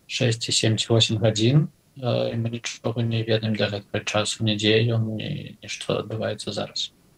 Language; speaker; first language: Belarusian; non-native, local second language; Russian